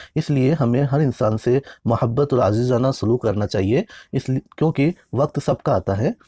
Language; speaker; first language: Hindi; native; Hindi